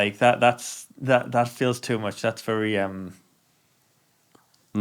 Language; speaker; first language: English; native; English